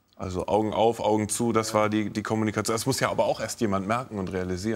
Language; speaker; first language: German; native; German